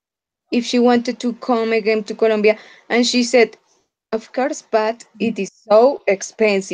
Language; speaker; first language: English; non-native, fluent; Spanish